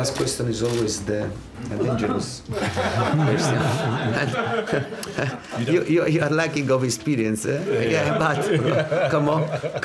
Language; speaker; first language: English; non-native, fluent; Italian